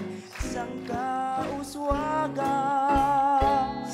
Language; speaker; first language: Filipino; non-native, local second language; Hiligaynon